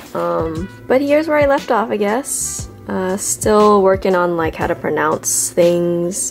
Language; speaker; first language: English; native; English